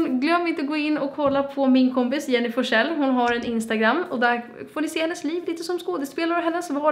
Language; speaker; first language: Swedish; native; Swedish